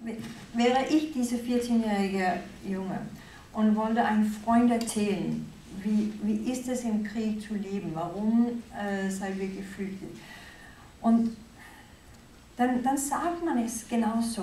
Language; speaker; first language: German; non-native, fluent; Danish